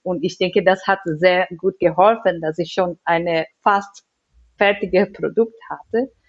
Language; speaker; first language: German; non-native, learner; Portuguese